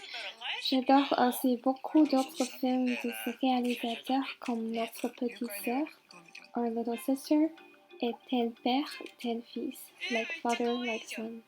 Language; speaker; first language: French; non-native, fluent; Chinese